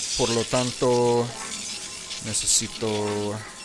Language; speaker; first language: Spanish; non-native, learner; English